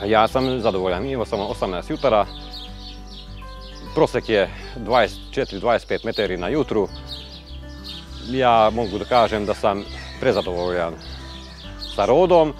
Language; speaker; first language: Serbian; non-native, local second language; Hungarian